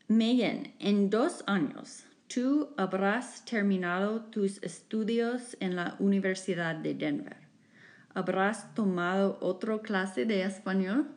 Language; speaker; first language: Spanish; non-native, fluent; English